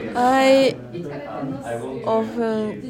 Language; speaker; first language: English; non-native, learner; Japanese